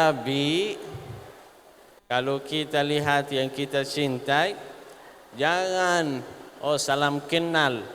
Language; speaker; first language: Indonesian; non-native, learner; Arabic